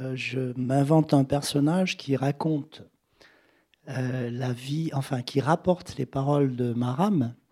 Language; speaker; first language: French; native; French